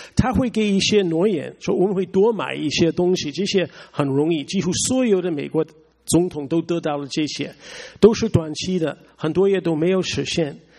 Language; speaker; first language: Chinese; non-native, fluent; English